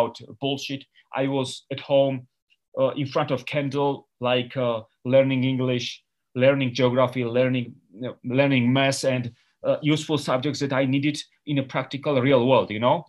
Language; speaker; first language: English; non-native, fluent; Georgian